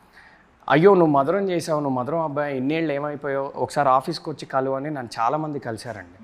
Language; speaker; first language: Telugu; native; Telugu